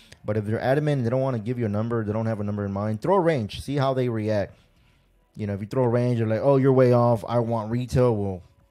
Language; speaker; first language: English; early bilingual, other home language; Spanish